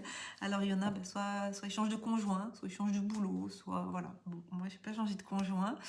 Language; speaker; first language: French; native; French